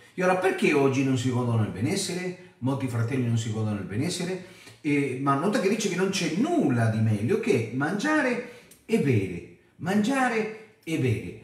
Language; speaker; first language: Italian; non-native, fluent; Spanish